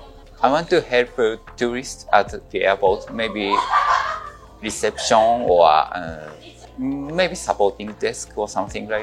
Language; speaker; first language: English; non-native, learner; Japanese